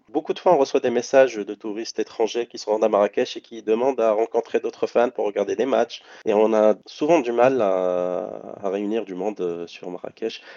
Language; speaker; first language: French; non-native, local second language; Arabic